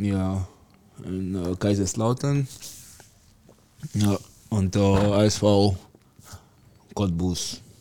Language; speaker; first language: German; non-native, learner; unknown